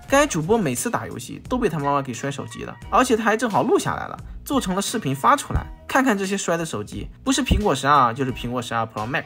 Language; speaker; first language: Chinese; native; Chinese